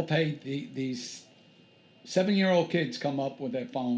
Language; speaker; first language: English; native; English